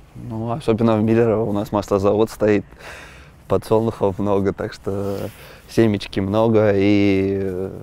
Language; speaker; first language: Russian; native; Russian